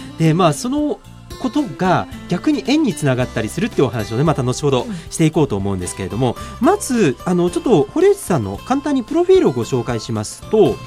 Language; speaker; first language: Japanese; native; Japanese